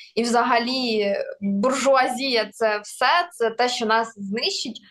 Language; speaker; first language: Ukrainian; non-native, local second language; Russian